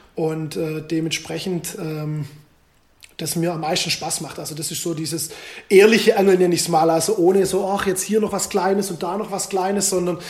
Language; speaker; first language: German; native; German